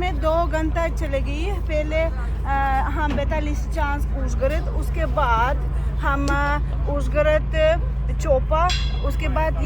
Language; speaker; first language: Hindi; non-native, learner; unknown